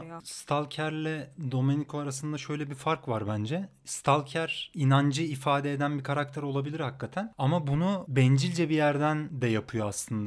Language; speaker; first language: Turkish; native; Turkish